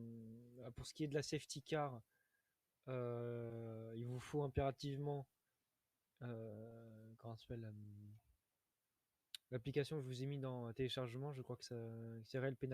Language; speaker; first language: French; native; French